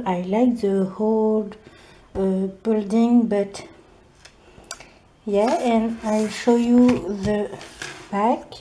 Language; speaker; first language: English; non-native, learner; French